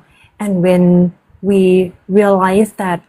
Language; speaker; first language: English; non-native, learner; Thai